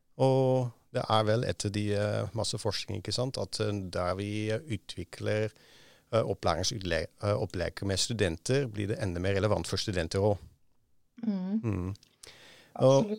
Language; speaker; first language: Norwegian; non-native, fluent; Dutch